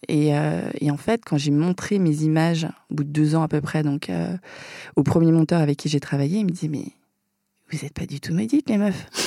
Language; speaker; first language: French; early bilingual, other home language; Vietnamese